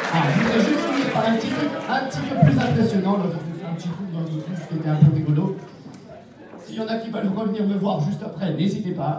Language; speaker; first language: French; native; French